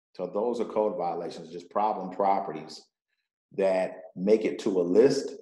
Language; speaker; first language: English; native; English